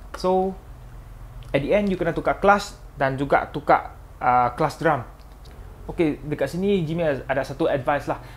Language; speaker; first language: Malay; non-native, local second language; Chinese